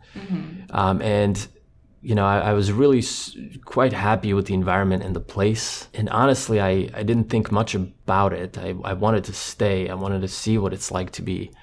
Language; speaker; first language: English; non-native, fluent; Croatian